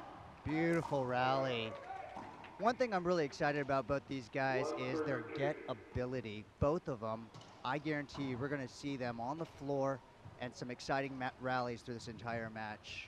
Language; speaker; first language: English; native; English